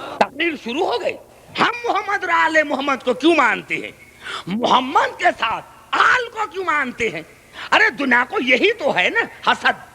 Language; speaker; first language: Urdu; non-native, local second language; Sindhi